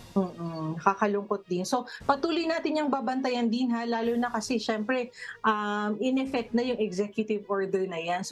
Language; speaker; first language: Filipino; native; Filipino